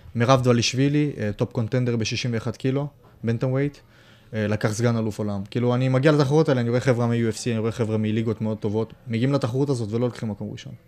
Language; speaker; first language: Hebrew; early bilingual, other home language; Russian